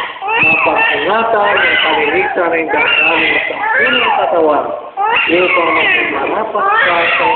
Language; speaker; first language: Filipino; native; Filipino